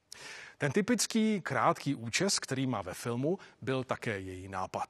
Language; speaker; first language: Czech; native; Czech